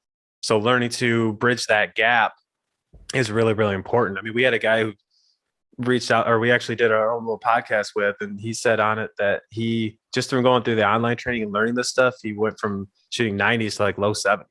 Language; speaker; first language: English; native; English